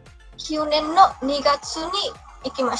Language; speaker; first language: Japanese; non-native, learner; Bangla